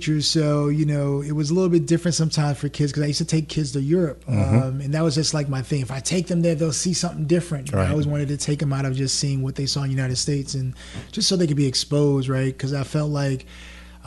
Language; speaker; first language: English; early bilingual, other home language; French